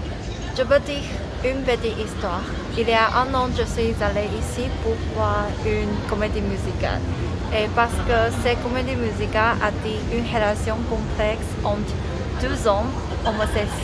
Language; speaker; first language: French; non-native, learner; Chinese